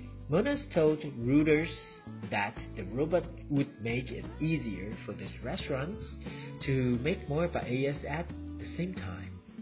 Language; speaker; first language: English; non-native, fluent; Chinese